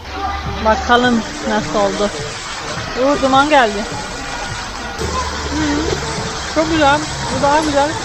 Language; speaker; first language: Turkish; non-native, fluent; Slovenian